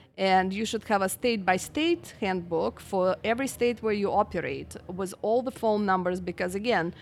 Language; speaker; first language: English; non-native, fluent; Russian